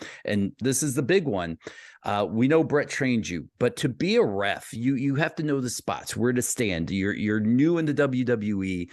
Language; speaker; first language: English; native; English